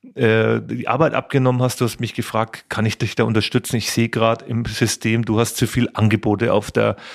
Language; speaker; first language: German; native; German